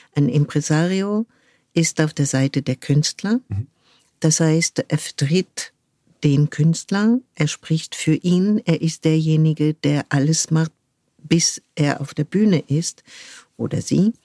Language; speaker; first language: German; non-native, fluent; French